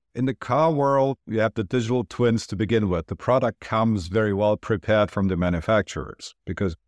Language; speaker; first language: English; non-native, fluent; Turkish